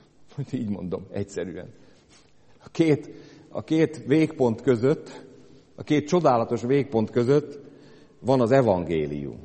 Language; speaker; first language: Hungarian; native; Hungarian